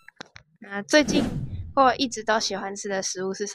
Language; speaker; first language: Chinese; native; Chinese